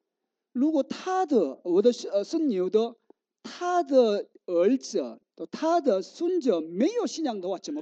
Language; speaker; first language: Chinese; non-native, learner; Korean